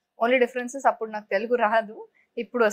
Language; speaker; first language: Telugu; non-native, local second language; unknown